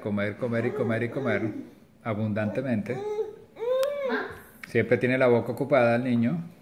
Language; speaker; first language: Spanish; native; Spanish